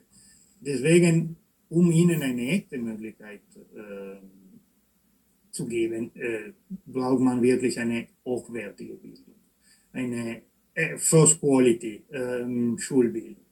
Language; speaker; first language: German; non-native, fluent; Italian